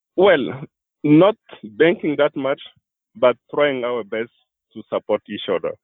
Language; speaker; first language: English; non-native, fluent; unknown